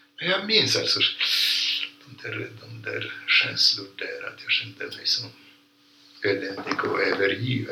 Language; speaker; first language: Swedish; non-native, fluent; Polish